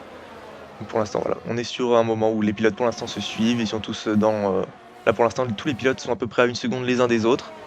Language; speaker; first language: French; native; French